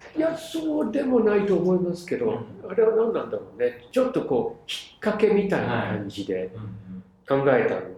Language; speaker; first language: Japanese; non-native, fluent; English